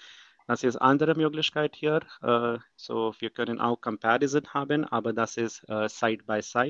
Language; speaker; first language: German; non-native, fluent; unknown